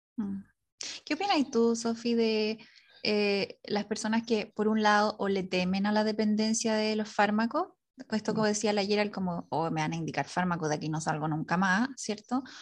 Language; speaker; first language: Spanish; native; Spanish